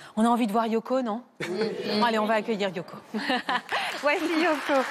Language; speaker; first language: French; native; French